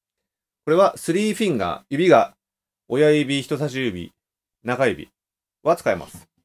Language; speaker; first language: Japanese; native; Japanese